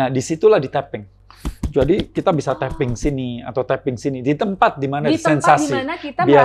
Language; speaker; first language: Indonesian; native; Indonesian